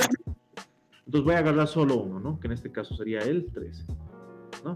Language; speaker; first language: Spanish; native; Spanish